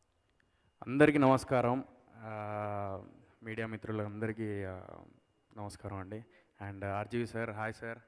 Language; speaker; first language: Telugu; native; Telugu